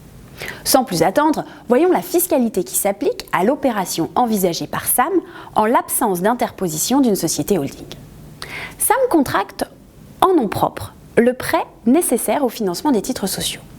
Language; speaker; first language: French; native; French